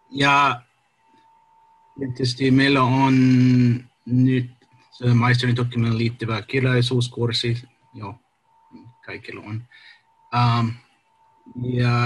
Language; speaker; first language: Finnish; non-native, learner; English